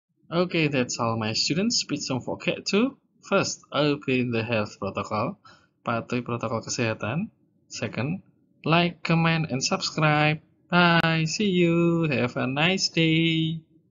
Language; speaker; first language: English; non-native, fluent; Indonesian